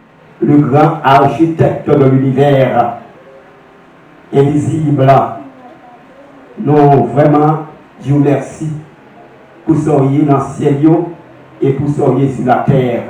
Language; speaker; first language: French; non-native, local second language; Haitian Creole